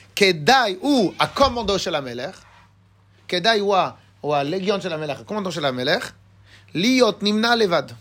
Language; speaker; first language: Hebrew; non-native, fluent; French